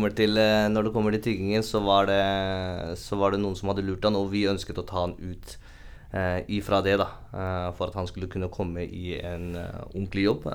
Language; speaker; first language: Norwegian; native; Norwegian